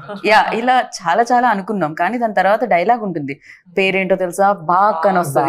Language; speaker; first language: Telugu; native; Telugu